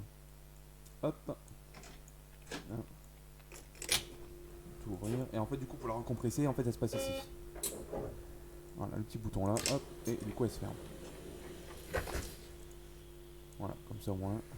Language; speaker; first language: French; native; French